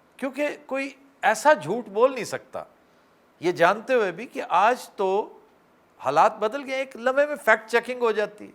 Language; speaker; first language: Urdu; native; Urdu